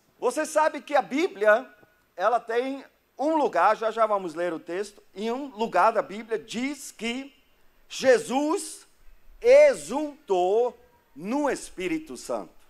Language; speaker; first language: Portuguese; non-native, fluent; German